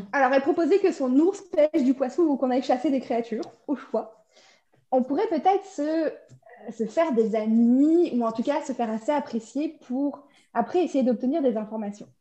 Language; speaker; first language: French; native; French